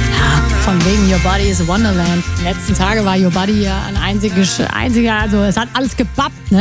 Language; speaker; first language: German; native; German